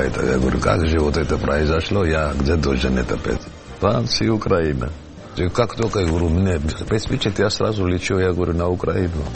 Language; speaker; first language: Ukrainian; non-native, learner; Georgian